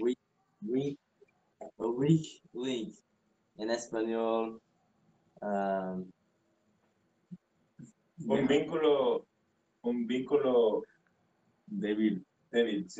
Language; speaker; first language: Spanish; non-native, fluent; English